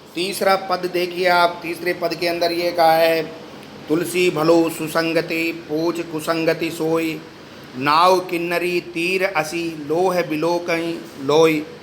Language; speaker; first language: Hindi; native; Hindi